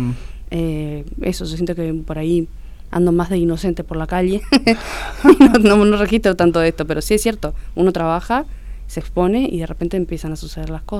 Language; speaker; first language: Spanish; native; Spanish